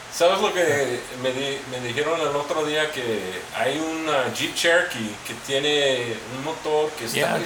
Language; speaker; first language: Spanish; early bilingual, heritage; Spanish